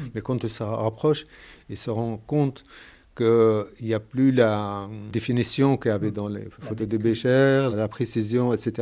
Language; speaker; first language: French; non-native, fluent; Arabic